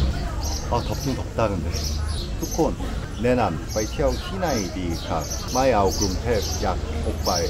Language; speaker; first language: Thai; non-native, learner; Korean